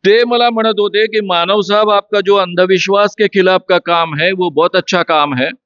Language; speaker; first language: Hindi; non-native, local second language; Marathi